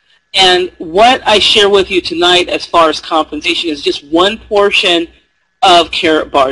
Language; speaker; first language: English; native; English